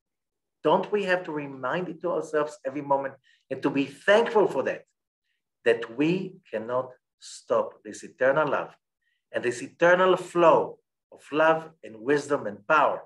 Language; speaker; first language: English; non-native, fluent; Hebrew